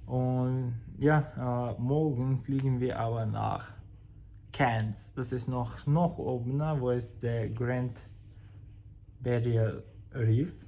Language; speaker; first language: German; non-native, fluent; Croatian